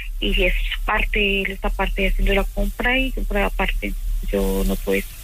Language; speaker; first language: Spanish; native; Spanish